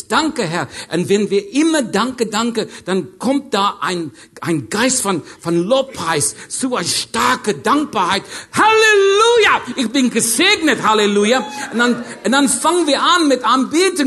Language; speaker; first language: German; non-native, learner; English